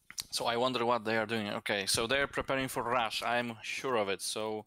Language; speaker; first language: English; non-native, fluent; Polish